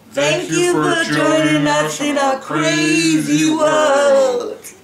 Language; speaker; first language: English; native; English